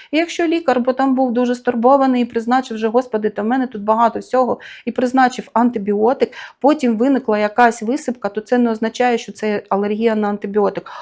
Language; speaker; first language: Ukrainian; native; Ukrainian